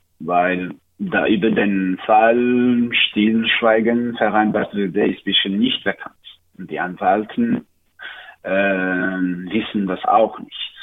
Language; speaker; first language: German; non-native, learner; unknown